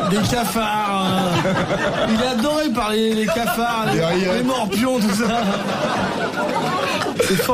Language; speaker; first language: French; native; French